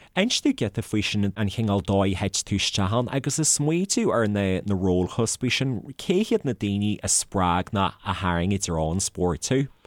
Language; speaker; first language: Irish; native; Irish